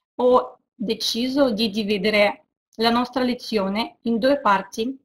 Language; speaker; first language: Italian; non-native, fluent; Russian